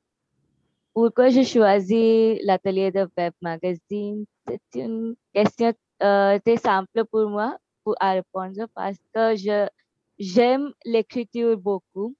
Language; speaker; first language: French; non-native, learner; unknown